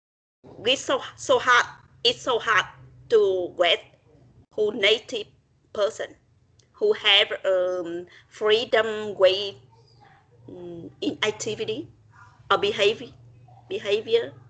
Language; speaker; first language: English; non-native, learner; Vietnamese